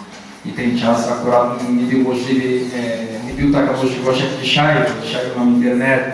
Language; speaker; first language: Polish; non-native, learner; Portuguese